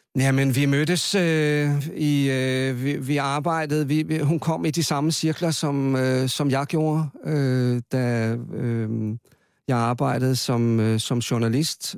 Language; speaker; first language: Danish; native; Danish